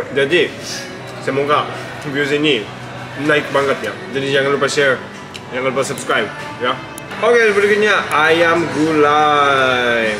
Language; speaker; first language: Indonesian; non-native, fluent; Japanese